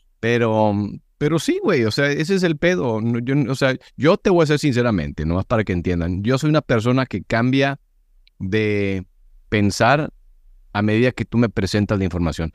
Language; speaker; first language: Spanish; native; Spanish